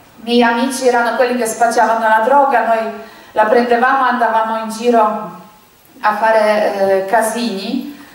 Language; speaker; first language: Italian; non-native, fluent; Polish